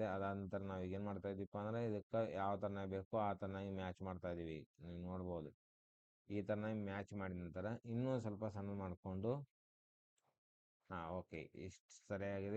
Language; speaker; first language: Kannada; native; Kannada